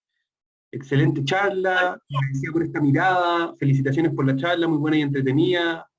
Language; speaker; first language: Spanish; native; Spanish